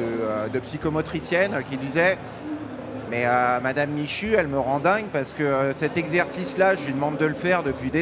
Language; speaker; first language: French; native; French